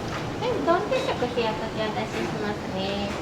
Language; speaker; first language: Japanese; native; Japanese